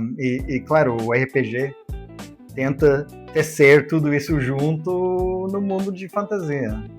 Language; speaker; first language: Portuguese; non-native, fluent; English